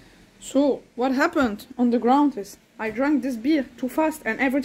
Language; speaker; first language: English; non-native, fluent; French